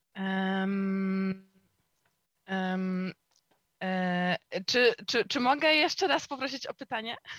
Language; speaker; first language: Polish; native; Polish